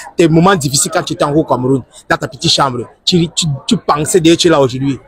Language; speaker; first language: French; non-native, local second language; English